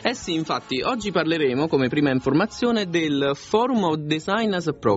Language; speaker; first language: Italian; native; Italian